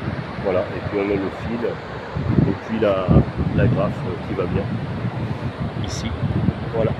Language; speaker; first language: French; native; French